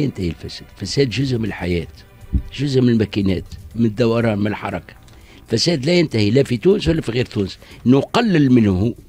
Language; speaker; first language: Arabic; native; Arabic